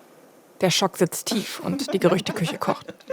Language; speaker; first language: German; native; German